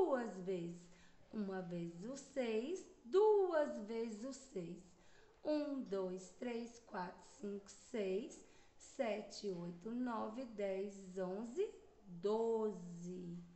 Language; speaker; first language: Portuguese; native; Portuguese